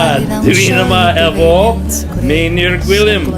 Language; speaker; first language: Welsh; non-native, learner; English